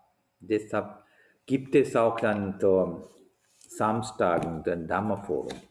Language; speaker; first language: German; non-native, fluent; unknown